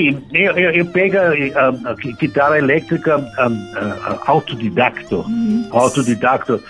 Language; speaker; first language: Portuguese; non-native, learner; German